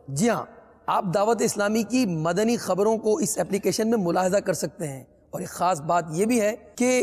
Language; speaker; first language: Urdu; native; Urdu